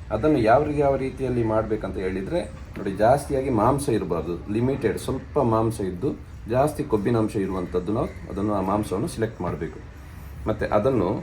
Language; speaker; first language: Kannada; non-native, local second language; Tulu